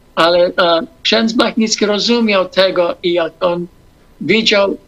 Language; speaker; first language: Polish; non-native, fluent; English